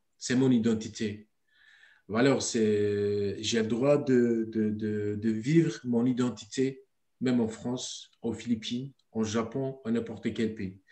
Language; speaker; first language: French; non-native, learner; Turkish